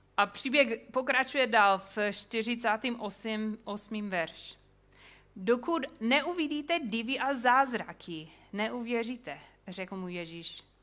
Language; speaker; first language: Czech; non-native, fluent; English